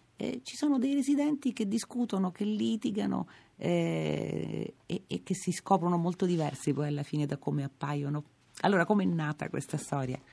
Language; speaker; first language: Italian; native; Italian